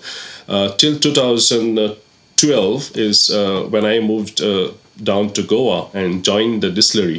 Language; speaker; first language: English; non-native, local second language; Konkani